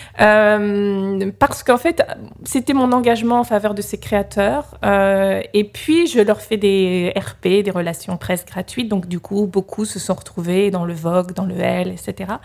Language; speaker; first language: French; native; French